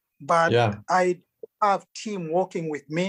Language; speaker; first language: English; non-native, fluent; Arabic